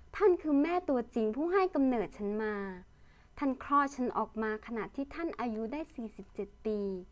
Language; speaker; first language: Thai; early bilingual, other home language; Lao